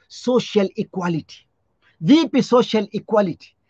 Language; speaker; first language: English; non-native, local second language; Swahili